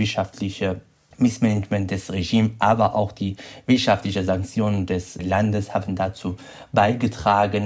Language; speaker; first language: German; non-native, fluent; Kurdish